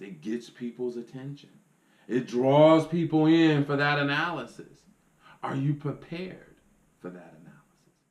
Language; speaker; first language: English; native; English